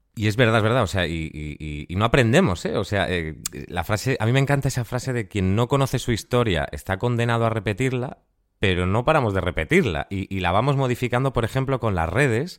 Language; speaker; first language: Spanish; native; Spanish